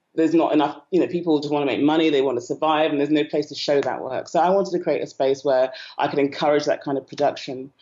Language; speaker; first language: English; native; English